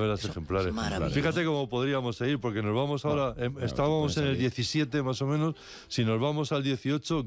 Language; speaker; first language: Spanish; native; Spanish